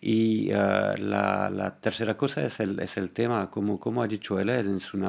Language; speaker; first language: Spanish; non-native, fluent; French